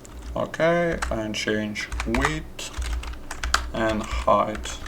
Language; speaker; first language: English; non-native, fluent; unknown